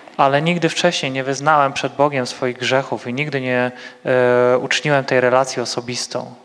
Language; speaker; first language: Polish; native; Polish